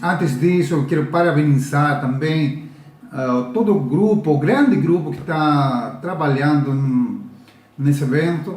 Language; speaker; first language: Portuguese; non-native, learner; Spanish